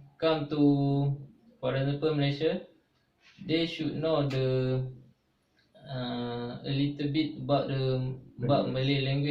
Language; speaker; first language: English; non-native, local second language; Malay